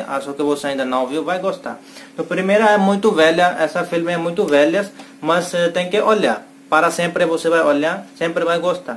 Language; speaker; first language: Portuguese; non-native, learner; Hindi